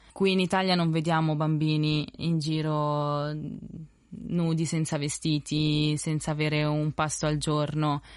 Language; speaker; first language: Italian; early bilingual, other home language; Spanish